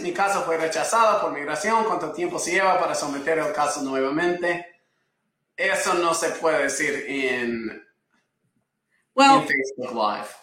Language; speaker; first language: Spanish; non-native, fluent; English